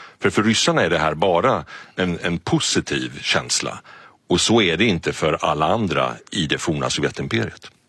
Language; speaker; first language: Swedish; native; Swedish